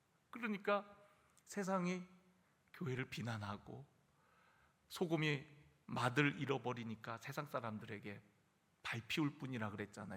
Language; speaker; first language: Korean; native; Korean